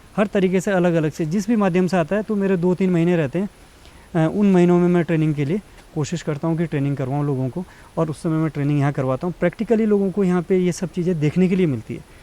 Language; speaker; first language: Hindi; native; Hindi